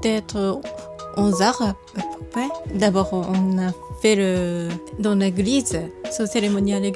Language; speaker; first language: French; non-native, learner; Japanese